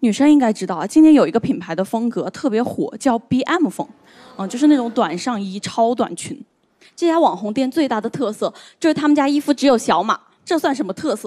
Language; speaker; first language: Chinese; native; Chinese